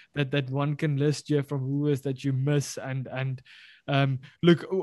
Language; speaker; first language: English; non-native, local second language; Afrikaans